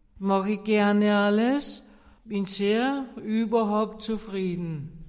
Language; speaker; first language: German; native; German